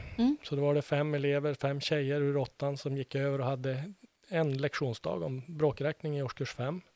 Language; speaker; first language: Swedish; native; Swedish